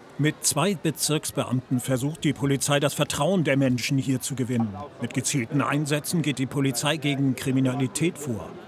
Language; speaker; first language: German; native; German